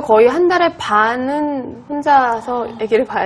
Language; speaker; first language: Korean; native; Korean